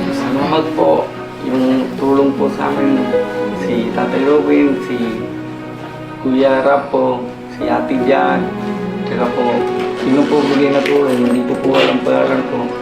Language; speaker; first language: Filipino; non-native, learner; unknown